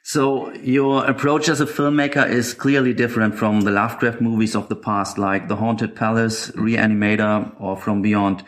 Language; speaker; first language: English; non-native, fluent; German